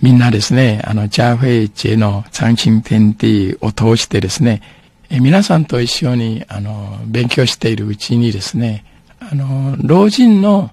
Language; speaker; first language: Japanese; non-native, fluent; Chinese